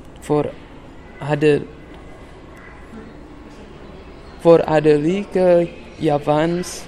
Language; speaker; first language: Dutch; non-native, learner; Indonesian